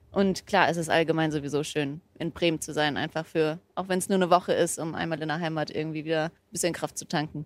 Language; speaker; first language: German; early bilingual, other home language; Portuguese